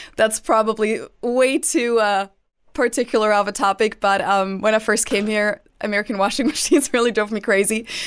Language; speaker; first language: English; non-native, fluent; German